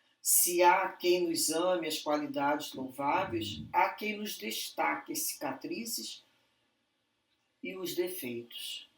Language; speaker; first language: Portuguese; native; Portuguese